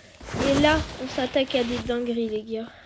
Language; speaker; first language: French; native; French